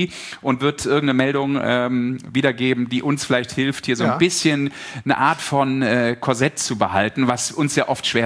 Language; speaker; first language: German; native; German